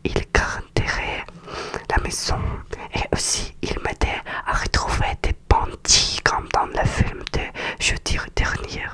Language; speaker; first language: French; non-native, learner; Russian